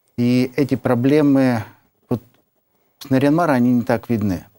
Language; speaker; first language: Russian; native; Russian